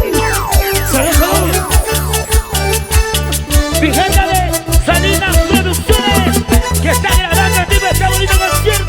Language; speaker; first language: Spanish; native; Spanish